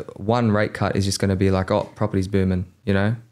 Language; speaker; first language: English; native; English